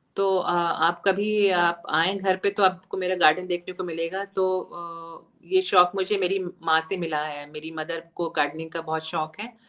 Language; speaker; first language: Hindi; native; Hindi